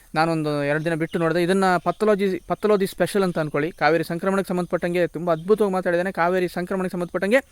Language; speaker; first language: Kannada; non-native, local second language; Kodava